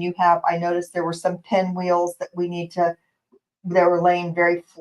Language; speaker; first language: English; native; English